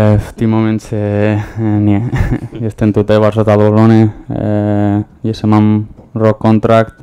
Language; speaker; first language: Polish; non-native, learner; Spanish